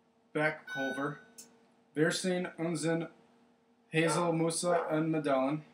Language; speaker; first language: German; non-native, learner; English